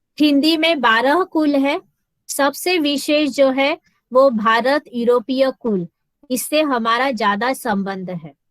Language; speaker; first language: Hindi; non-native, local second language; Marathi